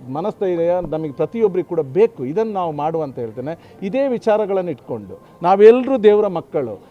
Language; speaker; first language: Kannada; non-native, local second language; Tulu